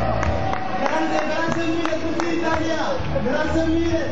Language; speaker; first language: Italian; non-native, learner; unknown